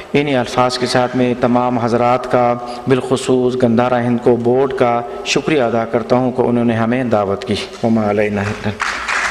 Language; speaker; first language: Urdu; non-native, local second language; Northern Hindko